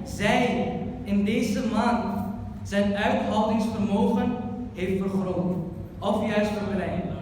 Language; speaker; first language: Dutch; early bilingual, other home language; Urdu